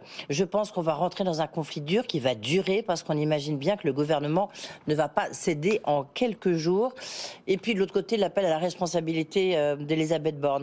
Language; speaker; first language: French; native; French